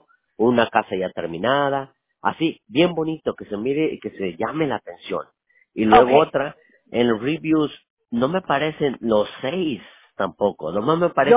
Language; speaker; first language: Spanish; native; Spanish